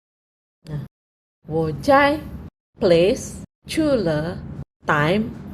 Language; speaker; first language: Chinese; non-native, fluent; Indonesian